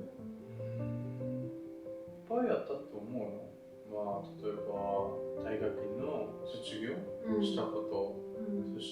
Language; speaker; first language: Japanese; non-native, learner; Korean